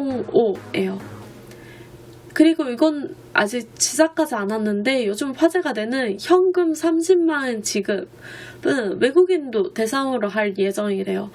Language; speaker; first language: Korean; non-native, fluent; Japanese